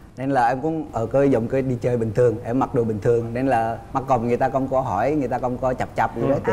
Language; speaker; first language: Vietnamese; non-native, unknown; Indonesian